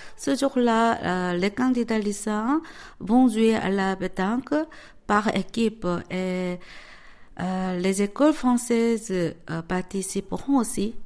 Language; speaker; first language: French; non-native, fluent; Korean